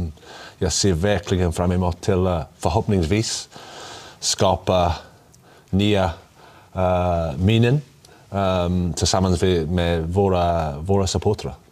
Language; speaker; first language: Swedish; non-native, learner; English